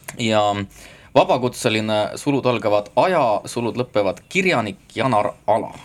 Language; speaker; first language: Estonian; native; Estonian